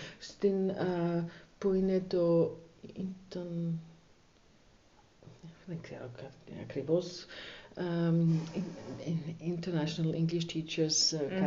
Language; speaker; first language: Greek; non-native, learner; German